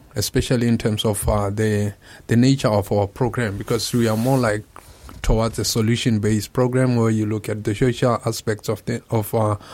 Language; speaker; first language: English; non-native, local second language; Tswana